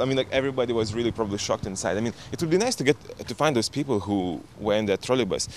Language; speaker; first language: English; non-native, fluent; Lithuanian